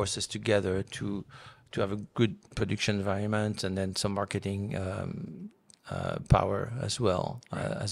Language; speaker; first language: English; non-native, fluent; French